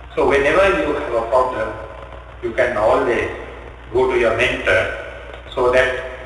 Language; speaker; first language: English; non-native, local second language; Sinhala